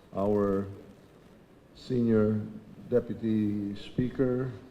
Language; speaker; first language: English; non-native, local second language; Filipino